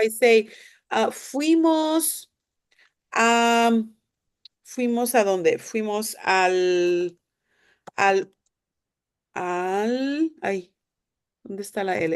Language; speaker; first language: Spanish; non-native, fluent; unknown